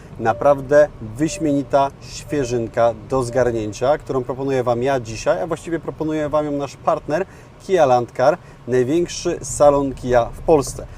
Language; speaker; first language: Polish; native; Polish